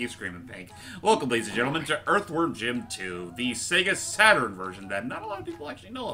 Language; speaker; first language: English; native; English